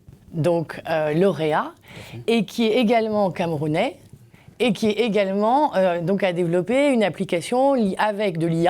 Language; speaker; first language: French; native; French